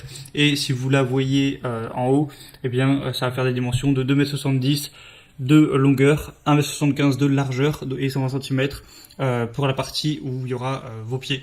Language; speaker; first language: French; native; French